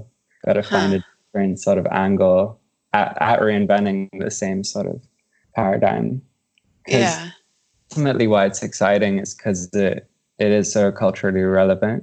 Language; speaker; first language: English; native; English